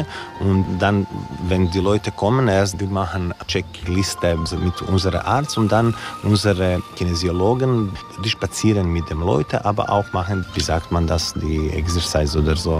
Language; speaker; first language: German; non-native, learner; Croatian